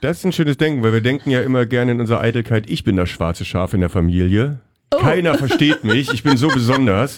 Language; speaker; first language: German; native; German